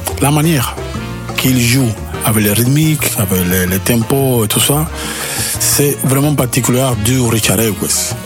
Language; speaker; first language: French; non-native, learner; Spanish